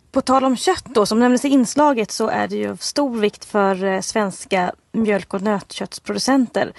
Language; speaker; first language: Swedish; native; Swedish